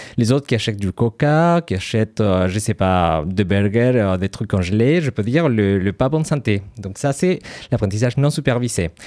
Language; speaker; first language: French; non-native, fluent; Spanish